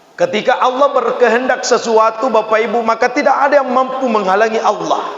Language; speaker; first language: Malay; non-native, local second language; Buginese